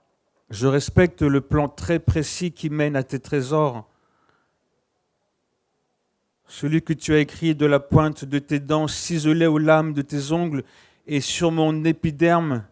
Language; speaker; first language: French; native; French